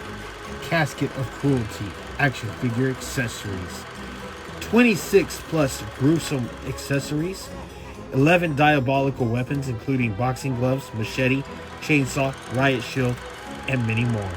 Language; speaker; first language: English; native; English